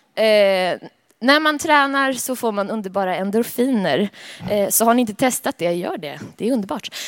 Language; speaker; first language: Swedish; native; Swedish